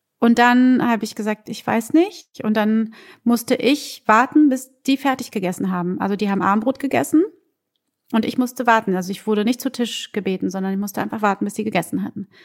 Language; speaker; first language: German; early bilingual, other home language; Portuguese